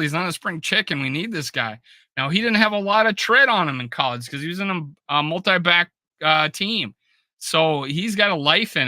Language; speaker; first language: English; native; English